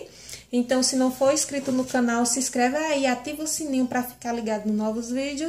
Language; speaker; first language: Portuguese; native; Portuguese